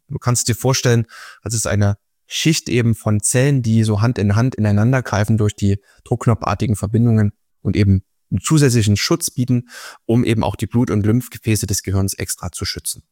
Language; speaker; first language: German; native; German